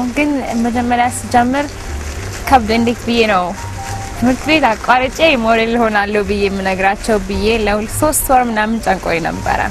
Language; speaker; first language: Amharic; early bilingual, heritage; Amharic